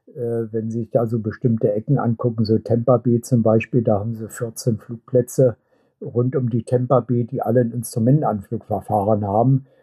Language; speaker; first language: German; native; German